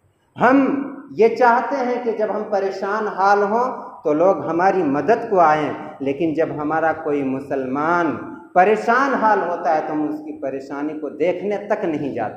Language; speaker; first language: Urdu; native; Urdu